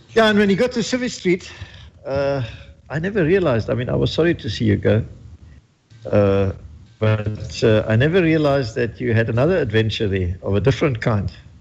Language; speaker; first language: English; non-native, local second language; Afrikaans